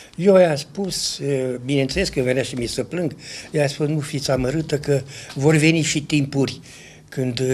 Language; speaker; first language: Romanian; native; Romanian